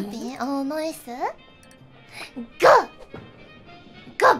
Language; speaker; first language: English; non-native, learner; Japanese